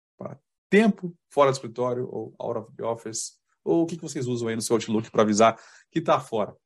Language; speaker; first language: Portuguese; native; Portuguese